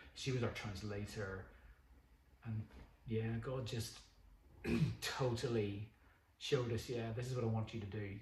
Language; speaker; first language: English; native; English